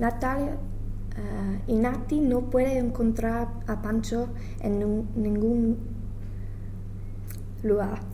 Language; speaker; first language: Spanish; non-native, learner; English